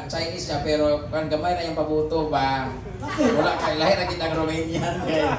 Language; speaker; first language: Filipino; non-native, local second language; Cebuano